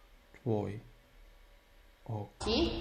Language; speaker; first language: Italian; non-native, learner; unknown